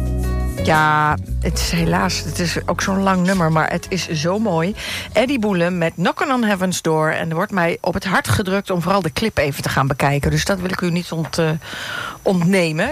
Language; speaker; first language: Dutch; native; Dutch